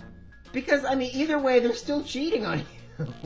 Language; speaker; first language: English; native; English